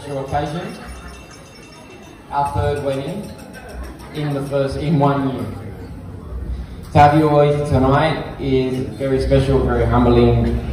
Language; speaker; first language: English; native; English